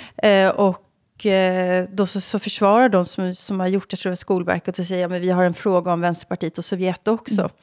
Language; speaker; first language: Swedish; native; Swedish